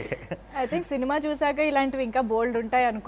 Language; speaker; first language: Telugu; native; Telugu